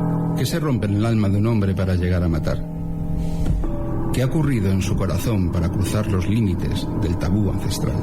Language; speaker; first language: Spanish; native; Spanish